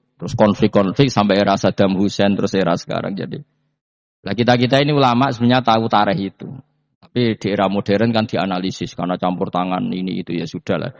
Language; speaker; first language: Indonesian; non-native, local second language; Javanese